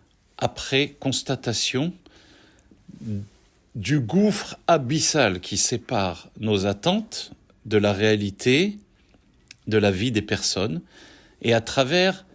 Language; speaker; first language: French; native; French